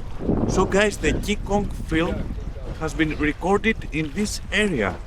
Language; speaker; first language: English; non-native, fluent; Greek